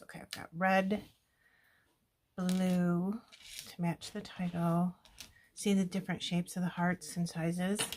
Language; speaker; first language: English; native; English